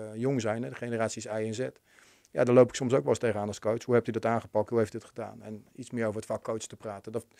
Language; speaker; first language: Dutch; native; Dutch